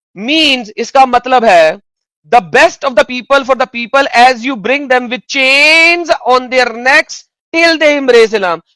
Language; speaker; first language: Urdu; non-native, local second language; Punjabi